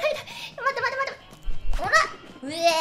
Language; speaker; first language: Japanese; native; Japanese